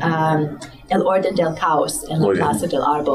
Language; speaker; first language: Spanish; non-native, fluent; English